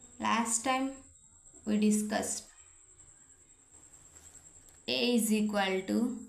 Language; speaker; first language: English; non-native, local second language; Telugu